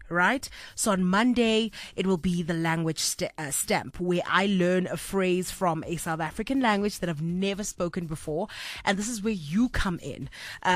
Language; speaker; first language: English; non-native, local second language; Tswana